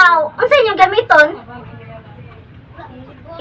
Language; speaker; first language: Cebuano; native; Cebuano